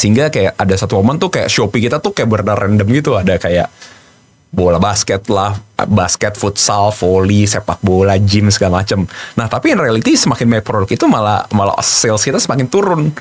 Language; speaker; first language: Indonesian; native; Indonesian